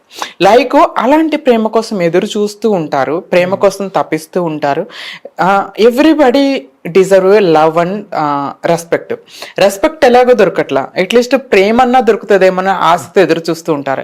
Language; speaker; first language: Telugu; native; Telugu